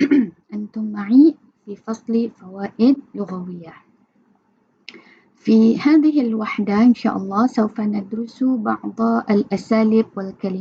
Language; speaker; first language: Arabic; non-native, fluent; Malay